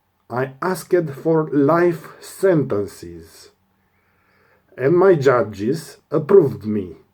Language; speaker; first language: English; non-native, learner; Romanian